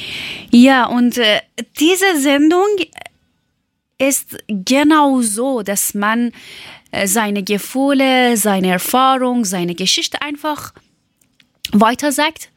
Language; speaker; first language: German; non-native, learner; Persian